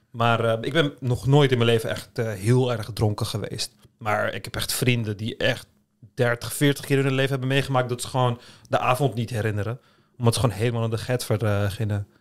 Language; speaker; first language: Dutch; early bilingual, other home language; Turkish